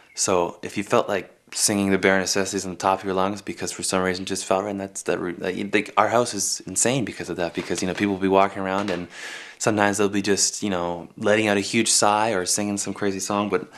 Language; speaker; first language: English; native; English